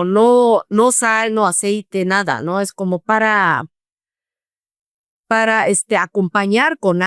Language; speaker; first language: Spanish; non-native, fluent; Korean